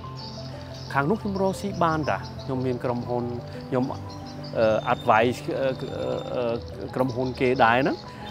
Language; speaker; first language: Khmer; early bilingual, heritage; Khmer